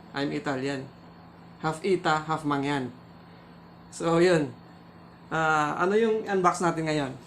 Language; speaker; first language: Filipino; non-native, local second language; Cebuano